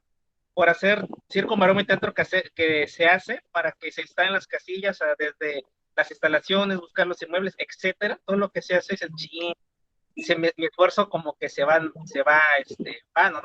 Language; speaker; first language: Spanish; native; Spanish